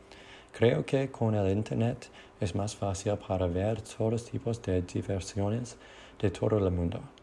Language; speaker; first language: Spanish; non-native, learner; English